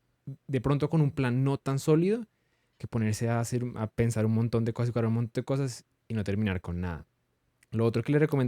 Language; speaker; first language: Spanish; native; Spanish